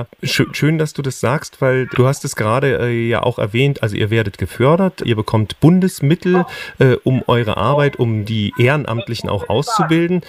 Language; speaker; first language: German; native; German